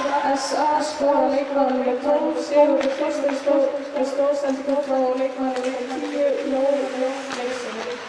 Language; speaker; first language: Icelandic; native; Icelandic